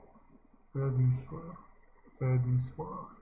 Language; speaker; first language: French; non-native, learner; English